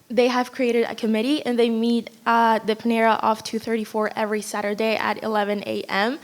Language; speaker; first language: English; non-native, fluent; Spanish